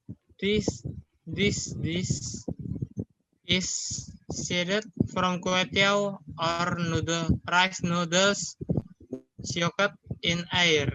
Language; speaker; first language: English; non-native, learner; Indonesian